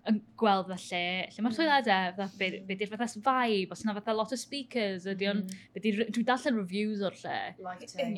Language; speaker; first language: Welsh; native; Welsh